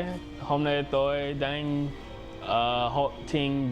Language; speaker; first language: Vietnamese; non-native, learner; English